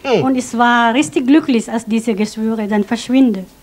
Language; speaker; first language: German; non-native, fluent; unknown